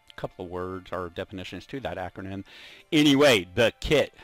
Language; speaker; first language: English; native; English